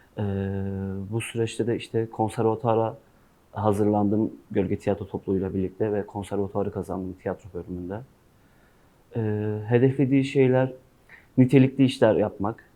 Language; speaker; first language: Turkish; non-native, local second language; Kurdish